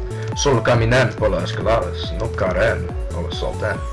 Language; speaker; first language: Spanish; non-native, learner; English